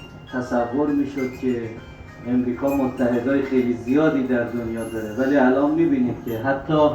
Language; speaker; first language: Persian; native; Persian